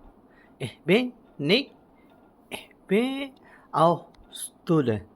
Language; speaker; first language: German; non-native, learner; Malay